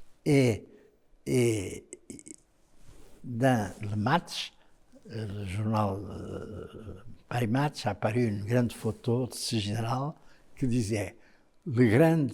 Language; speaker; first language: French; non-native, fluent; Portuguese